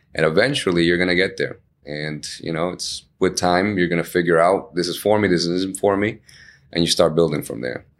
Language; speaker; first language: English; early bilingual, other home language; Spanish